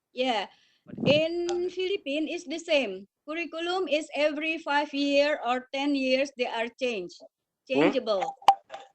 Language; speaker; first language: English; non-native, learner; Indonesian